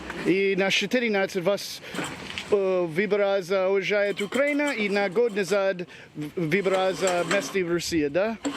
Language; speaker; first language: Russian; non-native, learner; English